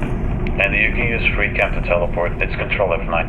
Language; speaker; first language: English; native; English